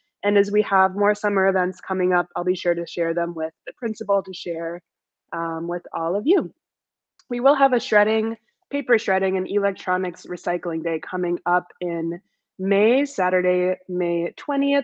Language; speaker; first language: English; native; English